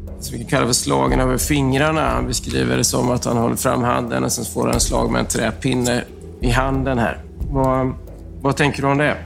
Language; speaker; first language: Swedish; native; Swedish